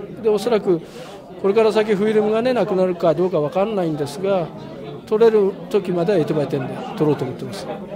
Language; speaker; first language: Japanese; native; Japanese